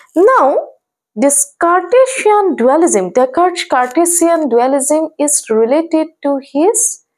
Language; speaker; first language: English; non-native, local second language; Assamese